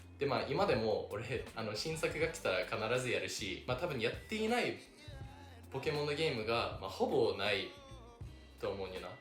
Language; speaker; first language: Japanese; non-native, fluent; English